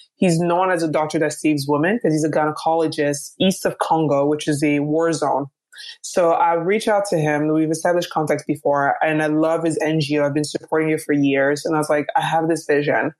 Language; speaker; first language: English; early bilingual, other home language; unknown